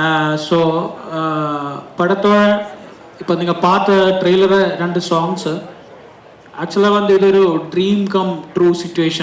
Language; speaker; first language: Tamil; non-native, learner; Malayalam